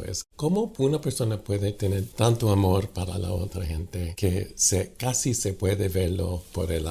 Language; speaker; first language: Spanish; non-native, fluent; English